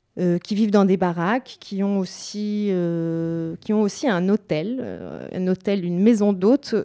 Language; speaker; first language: French; native; French